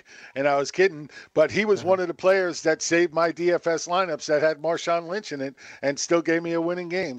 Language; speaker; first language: English; native; English